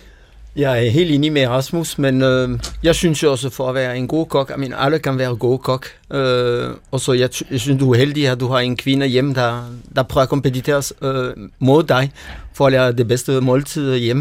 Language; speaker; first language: Danish; non-native, fluent; French